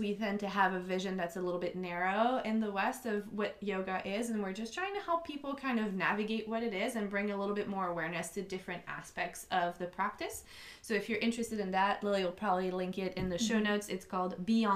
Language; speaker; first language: English; non-native, fluent; French